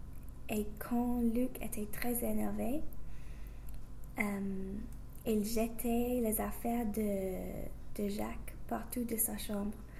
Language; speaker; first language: French; non-native, fluent; English